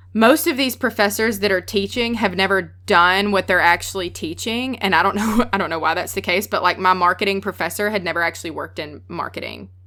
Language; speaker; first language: English; native; English